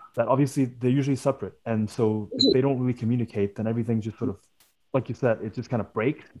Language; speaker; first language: English; non-native, local second language; Cantonese